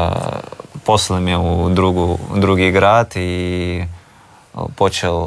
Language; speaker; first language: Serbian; non-native, learner; Russian